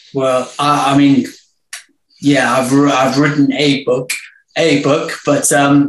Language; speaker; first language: English; native; English